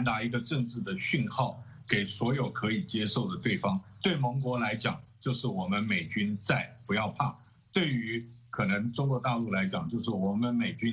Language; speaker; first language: Chinese; native; Chinese